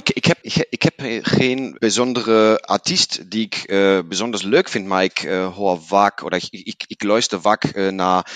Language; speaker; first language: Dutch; non-native, learner; German